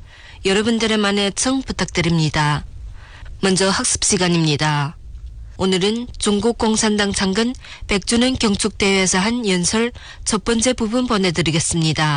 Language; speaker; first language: Korean; native; Korean